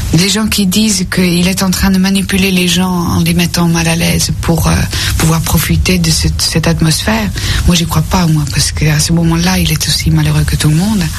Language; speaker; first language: French; non-native, fluent; Dutch